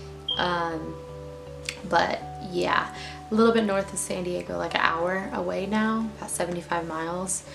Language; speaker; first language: English; native; English